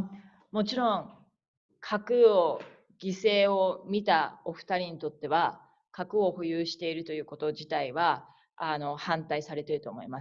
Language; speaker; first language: Japanese; native; Japanese